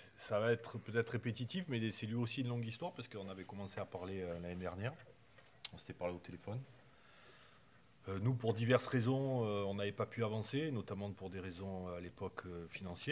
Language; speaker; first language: French; native; French